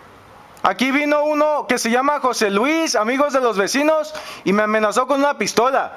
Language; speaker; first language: Spanish; native; Spanish